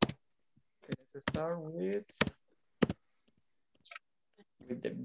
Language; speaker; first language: English; non-native, learner; Spanish